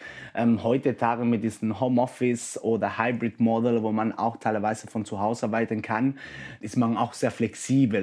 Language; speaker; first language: German; non-native, fluent; Spanish